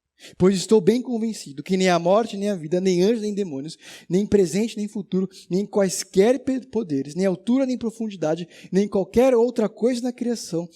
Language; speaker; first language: Portuguese; native; Portuguese